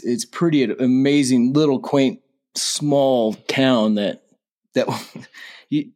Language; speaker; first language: English; native; English